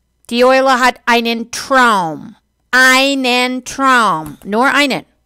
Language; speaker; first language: German; non-native, fluent; English